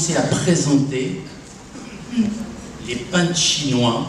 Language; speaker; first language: French; native; French